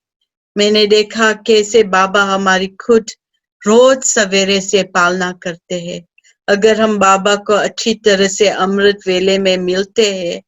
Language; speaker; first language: Hindi; early bilingual, heritage; Hindi